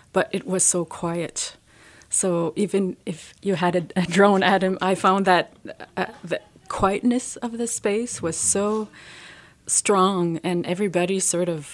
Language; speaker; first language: English; native; English